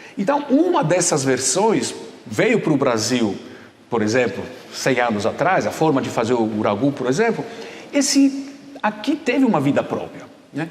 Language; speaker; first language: Portuguese; non-native, fluent; Italian